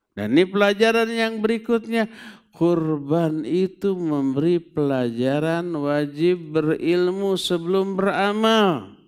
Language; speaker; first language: Indonesian; non-native, local second language; Sundanese